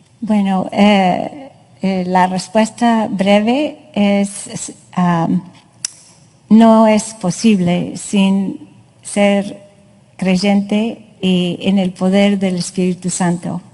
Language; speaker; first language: Spanish; non-native, fluent; English